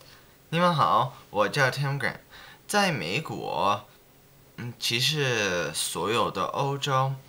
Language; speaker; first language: Chinese; non-native, learner; English